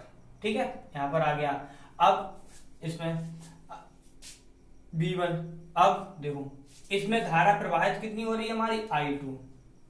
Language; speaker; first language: Hindi; native; Hindi